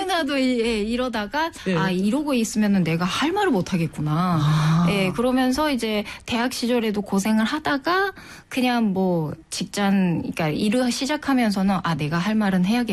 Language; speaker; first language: Korean; non-native, fluent; Japanese